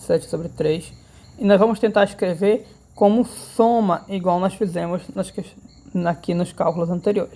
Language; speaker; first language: Portuguese; native; Portuguese